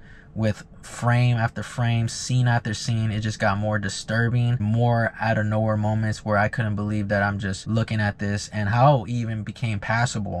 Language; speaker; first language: English; native; English